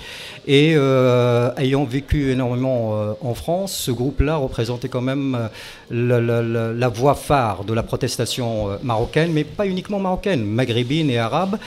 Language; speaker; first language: French; non-native, local second language; Arabic